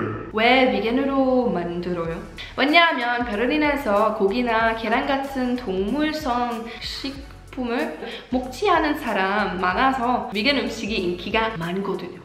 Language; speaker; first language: Korean; non-native, fluent; German